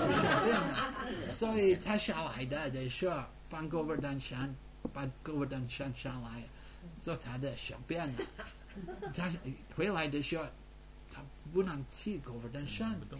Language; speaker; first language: Chinese; non-native, fluent; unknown